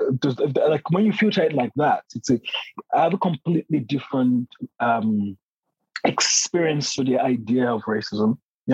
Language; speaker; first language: English; non-native, local second language; Yoruba